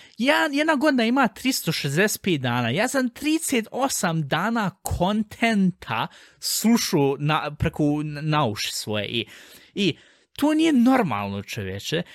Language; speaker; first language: Bosnian; early bilingual, heritage; Bosnian